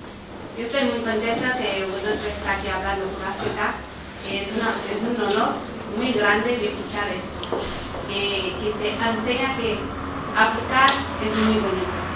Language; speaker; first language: Spanish; non-native, learner; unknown